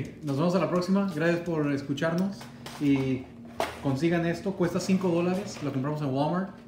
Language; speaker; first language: Spanish; early bilingual, other home language; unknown